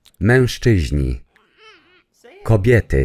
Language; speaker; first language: Polish; non-native, learner; English